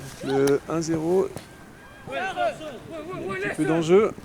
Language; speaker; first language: French; native; French